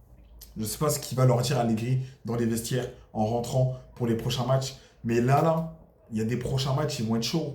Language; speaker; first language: French; native; French